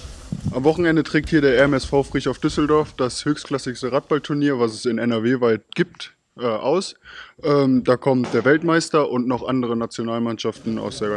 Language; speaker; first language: German; native; German